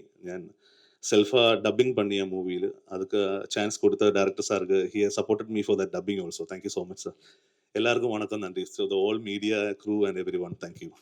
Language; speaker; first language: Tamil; non-native, learner; Malayalam